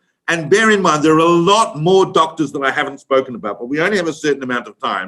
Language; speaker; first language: English; native; English